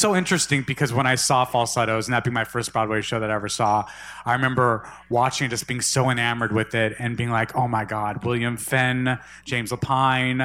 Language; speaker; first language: English; native; English